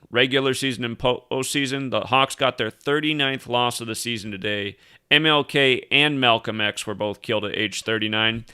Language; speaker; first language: English; native; English